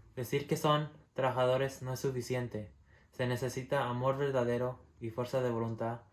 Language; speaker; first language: Spanish; early bilingual, heritage; Spanish